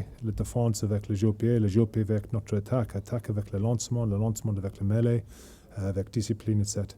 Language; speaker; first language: French; non-native, learner; English